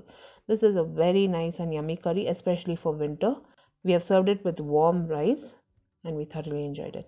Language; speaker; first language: English; non-native, local second language; Tamil